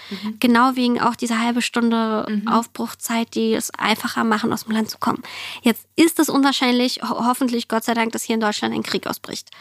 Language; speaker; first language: German; early bilingual, other home language; Russian